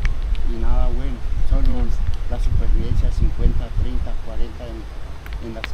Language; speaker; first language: Spanish; native; Spanish